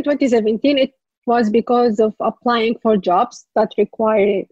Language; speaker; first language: English; non-native, fluent; Arabic